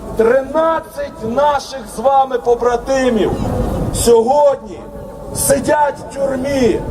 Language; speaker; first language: Ukrainian; native; Ukrainian